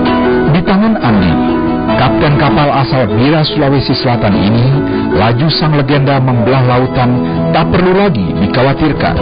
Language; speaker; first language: Indonesian; native; Indonesian